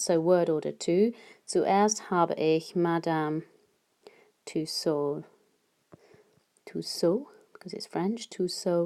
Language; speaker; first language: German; non-native, fluent; English